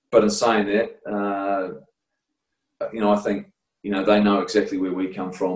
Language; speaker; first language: English; native; English